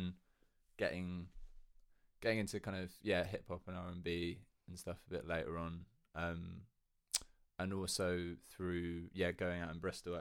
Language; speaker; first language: English; native; English